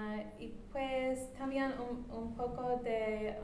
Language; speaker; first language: Spanish; non-native, learner; English